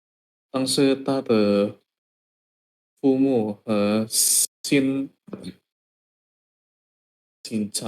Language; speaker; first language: Chinese; non-native, learner; Indonesian